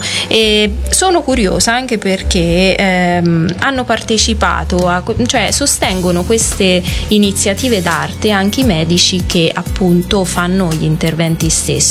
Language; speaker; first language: Italian; native; Italian